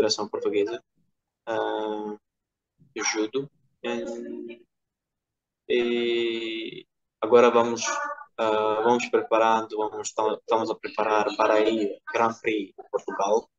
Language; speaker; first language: Portuguese; non-native, fluent; Georgian